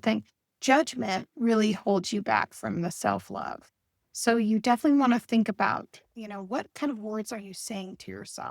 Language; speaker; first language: English; native; English